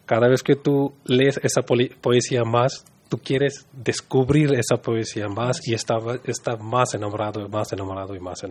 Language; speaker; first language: Spanish; non-native, fluent; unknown